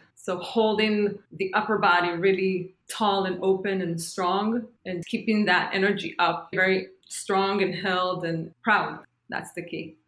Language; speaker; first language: English; non-native, fluent; Hebrew